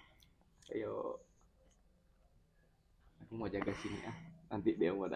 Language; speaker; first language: Indonesian; native; Indonesian